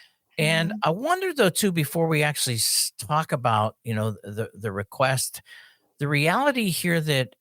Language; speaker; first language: English; native; English